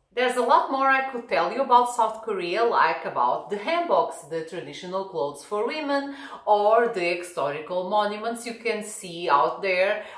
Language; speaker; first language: English; non-native, fluent; Portuguese